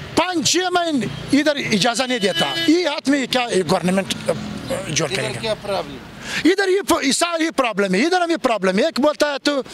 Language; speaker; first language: Hindi; non-native, learner; Pashto